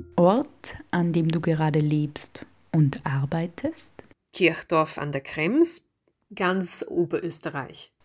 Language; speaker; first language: German; non-native, fluent; English